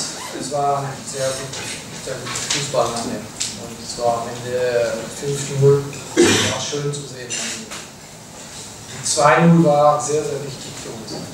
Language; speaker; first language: German; non-native, fluent; French